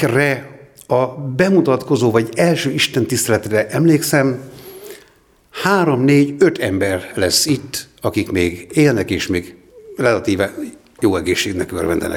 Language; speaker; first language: Hungarian; native; Hungarian